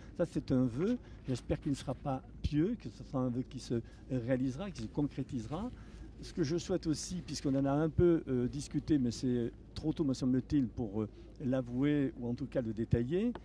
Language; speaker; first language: French; native; French